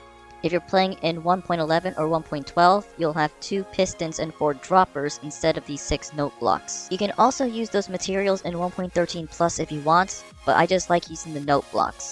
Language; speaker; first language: English; native; English